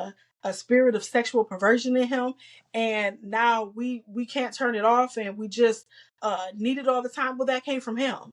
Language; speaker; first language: English; native; English